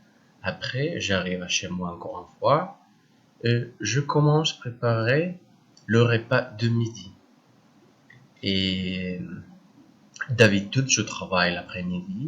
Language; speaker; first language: French; non-native, learner; Spanish